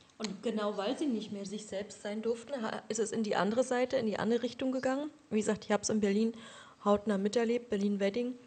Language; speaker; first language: German; native; German